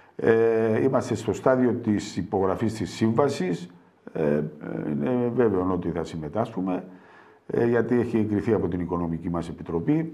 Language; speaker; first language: Greek; native; Greek